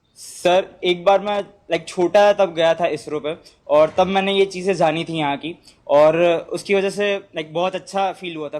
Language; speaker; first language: Hindi; non-native, local second language; Gujarati